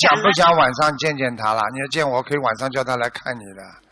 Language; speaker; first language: Chinese; native; Chinese